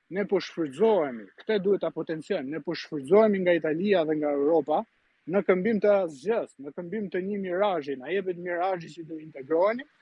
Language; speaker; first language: Albanian; native; Albanian